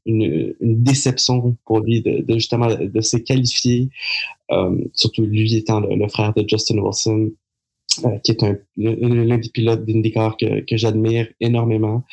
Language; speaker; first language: French; native; French